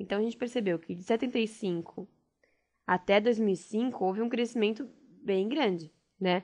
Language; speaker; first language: Portuguese; native; Portuguese